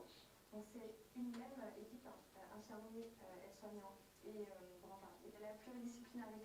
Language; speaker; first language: French; native; French